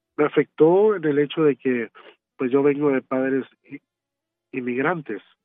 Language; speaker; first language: Spanish; early bilingual, heritage; Spanish